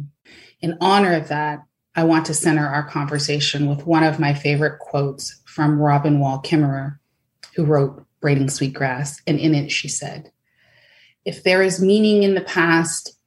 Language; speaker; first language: English; native; English